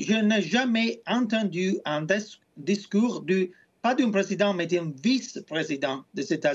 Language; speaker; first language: French; non-native, fluent; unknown